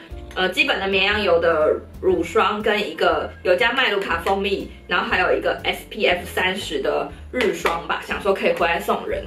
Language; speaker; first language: Chinese; native; Chinese